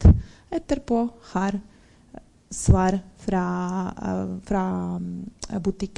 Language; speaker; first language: Norwegian; non-native, learner; Czech